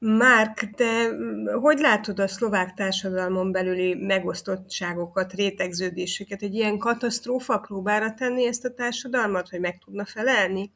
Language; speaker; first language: Hungarian; native; Hungarian